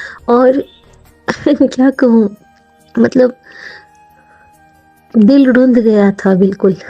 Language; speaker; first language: Hindi; native; Hindi